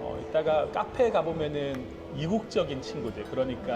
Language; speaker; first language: Korean; native; Korean